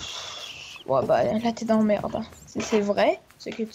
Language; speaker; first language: French; native; French